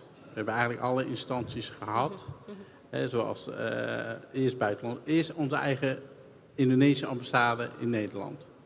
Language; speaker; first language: Dutch; early bilingual, other home language; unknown